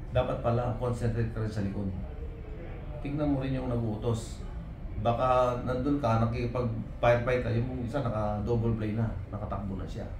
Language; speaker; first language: Filipino; non-native, local second language; Iloko